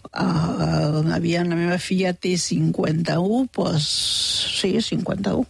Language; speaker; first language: Catalan; non-native, fluent; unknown